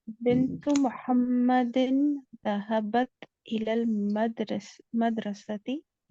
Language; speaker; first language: Arabic; non-native, learner; Urdu